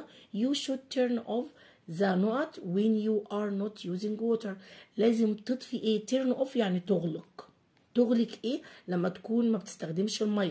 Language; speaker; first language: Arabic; native; Arabic